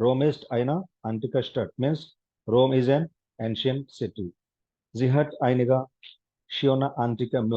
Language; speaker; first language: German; non-native, fluent; Hindi